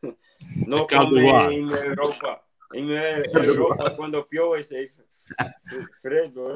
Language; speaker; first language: Italian; non-native, learner; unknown